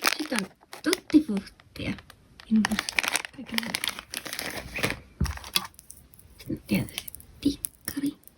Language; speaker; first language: Finnish; non-native, learner; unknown